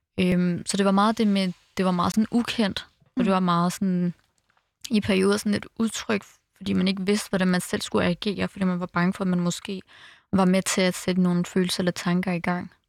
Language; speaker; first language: Danish; early bilingual, other home language; Arabic